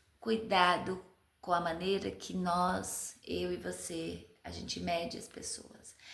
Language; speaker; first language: Portuguese; native; Portuguese